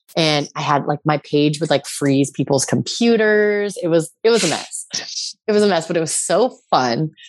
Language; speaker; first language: English; native; English